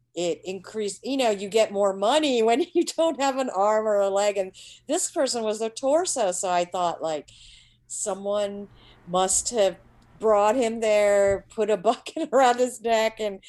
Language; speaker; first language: English; early bilingual, other home language; Hindi